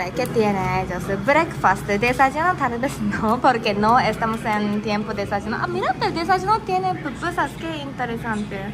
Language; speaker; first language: Spanish; non-native, learner; Japanese